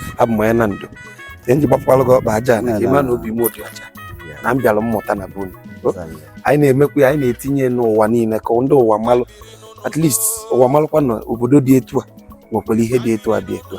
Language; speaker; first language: Igbo; native; Igbo